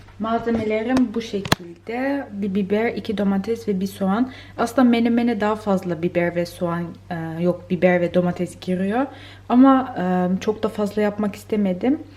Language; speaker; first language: Turkish; early bilingual, heritage; Turkish